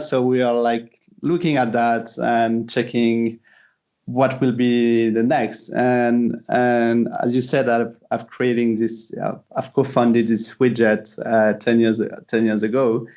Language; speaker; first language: English; non-native, fluent; French